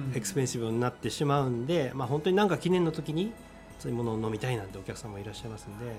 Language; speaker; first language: Japanese; native; Japanese